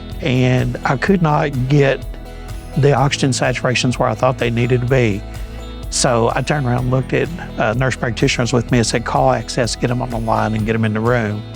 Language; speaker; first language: English; native; English